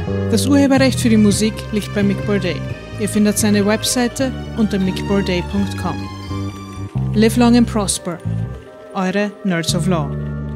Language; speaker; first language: German; native; German